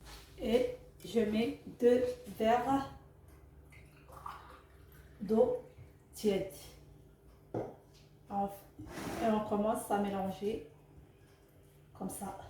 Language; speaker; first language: French; non-native, local second language; Arabic